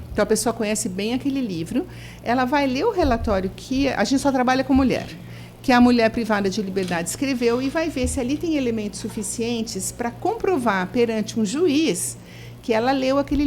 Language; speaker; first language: Portuguese; native; Portuguese